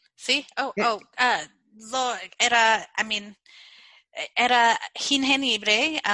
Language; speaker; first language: Spanish; non-native, fluent; English